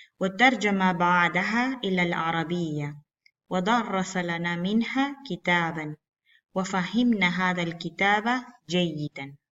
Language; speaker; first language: Arabic; non-native, fluent; Spanish